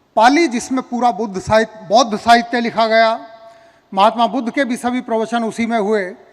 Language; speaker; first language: Hindi; native; Hindi